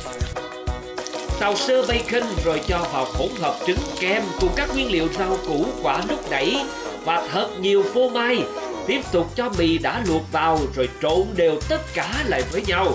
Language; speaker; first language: Vietnamese; native; Vietnamese